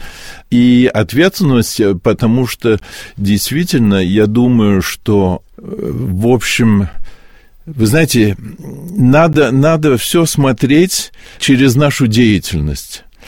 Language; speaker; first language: Russian; early bilingual, heritage; Russian